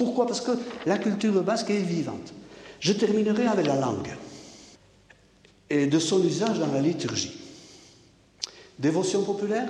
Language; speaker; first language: French; native; French